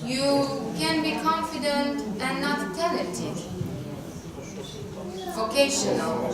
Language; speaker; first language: English; non-native, fluent; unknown